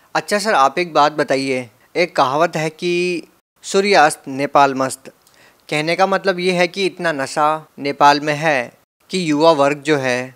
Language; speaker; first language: Hindi; native; Hindi